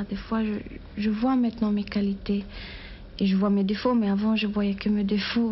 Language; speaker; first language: French; non-native, fluent; German